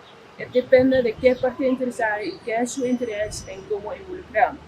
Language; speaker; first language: Spanish; non-native, fluent; Dutch